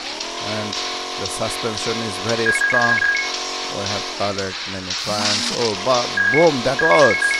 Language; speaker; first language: English; non-native, learner; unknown